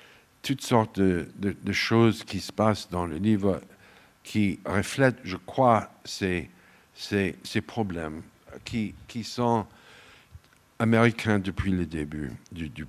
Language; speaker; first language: French; non-native, fluent; English